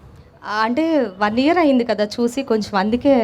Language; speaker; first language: Telugu; native; Telugu